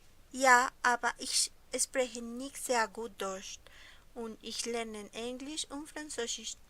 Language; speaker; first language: German; non-native, learner; Spanish